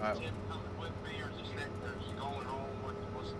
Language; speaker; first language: English; native; English